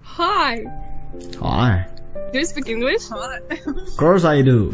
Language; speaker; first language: English; non-native, fluent; Indonesian